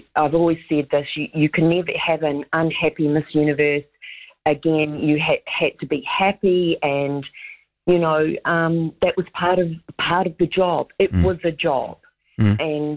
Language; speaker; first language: English; native; English